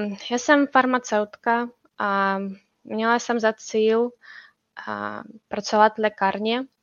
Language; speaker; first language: Czech; non-native, fluent; Ukrainian